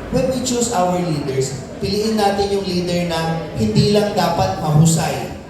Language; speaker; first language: Filipino; non-native, local second language; Pangasinan